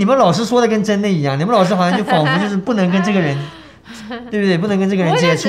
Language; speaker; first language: Chinese; native; Chinese